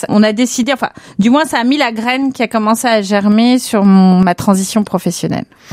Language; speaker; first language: French; native; French